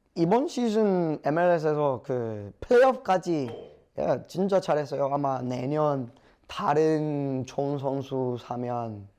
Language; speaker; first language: Korean; non-native, learner; English